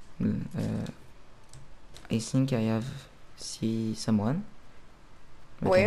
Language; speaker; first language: English; non-native, learner; French